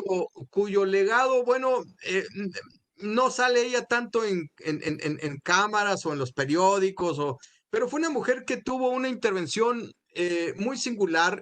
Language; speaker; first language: Spanish; native; Spanish